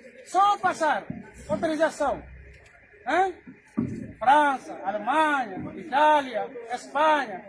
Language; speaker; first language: Portuguese; non-native, learner; Haitian Creole